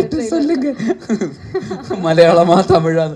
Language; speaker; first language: Tamil; non-native, learner; Malayalam